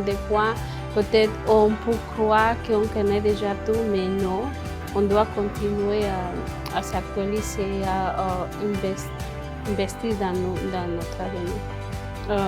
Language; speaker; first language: French; non-native, fluent; Spanish